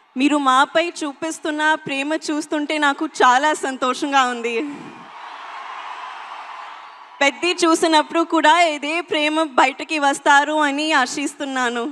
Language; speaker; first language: Telugu; non-native, learner; Hindi